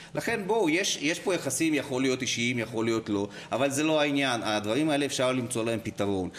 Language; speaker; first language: Hebrew; non-native, fluent; Russian